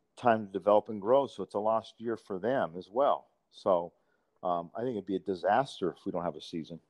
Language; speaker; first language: English; native; English